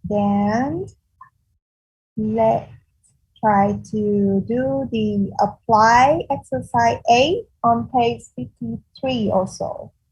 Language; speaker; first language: English; non-native, fluent; Vietnamese